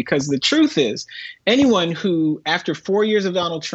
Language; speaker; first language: English; native; English